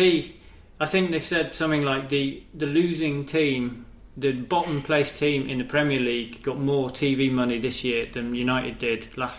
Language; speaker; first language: English; native; English